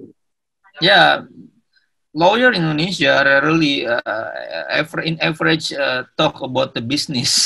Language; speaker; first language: English; non-native, learner; Indonesian